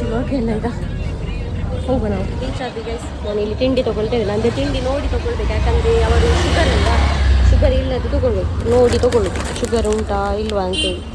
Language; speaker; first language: Kannada; non-native, local second language; Tulu